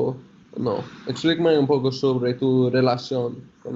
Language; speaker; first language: Spanish; non-native, fluent; English